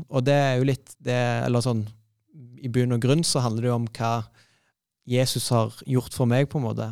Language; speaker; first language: Norwegian; native; Norwegian